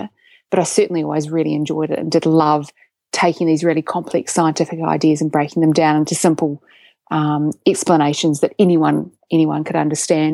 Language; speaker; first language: English; native; English